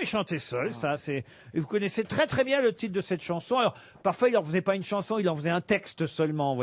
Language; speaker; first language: French; native; French